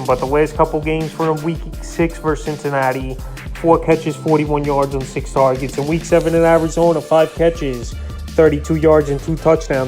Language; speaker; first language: English; native; English